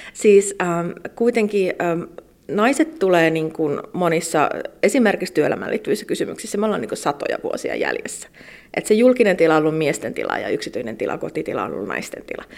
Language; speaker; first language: Finnish; native; Finnish